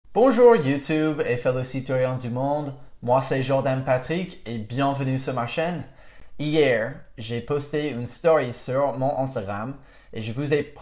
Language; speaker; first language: French; non-native, fluent; English